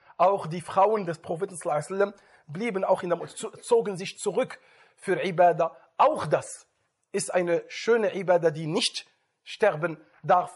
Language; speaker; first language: German; non-native, fluent; Arabic